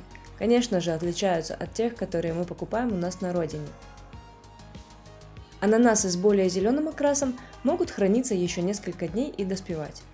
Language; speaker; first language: Russian; native; Russian